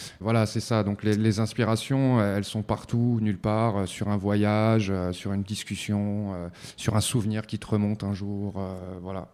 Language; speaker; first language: French; native; French